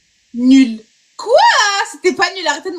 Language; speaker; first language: French; native; French